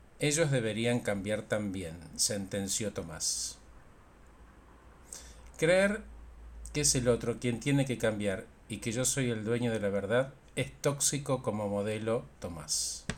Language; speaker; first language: Spanish; native; Spanish